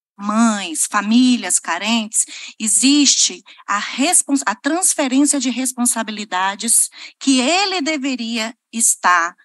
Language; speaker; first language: Portuguese; native; Portuguese